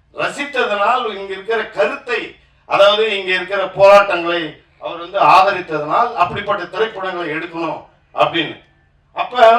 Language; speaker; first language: Tamil; native; Tamil